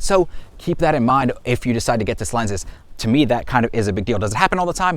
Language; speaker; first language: English; native; English